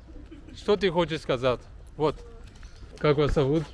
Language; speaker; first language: Russian; non-native, learner; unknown